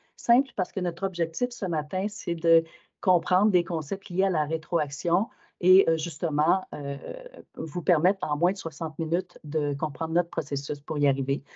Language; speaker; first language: French; native; French